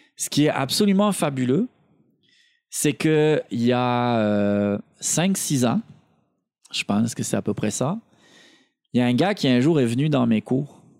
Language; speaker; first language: French; native; French